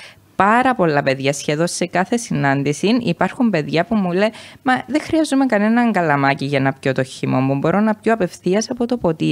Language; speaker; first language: Greek; native; Greek